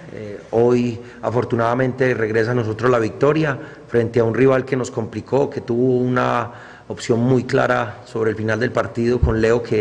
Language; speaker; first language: Spanish; native; Spanish